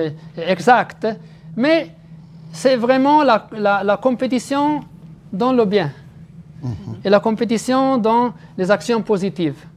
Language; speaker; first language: French; non-native, fluent; Arabic